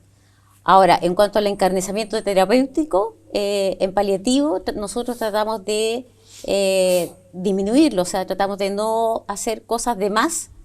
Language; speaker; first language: Spanish; native; Spanish